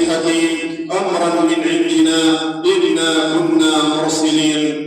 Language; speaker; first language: Arabic; native; Arabic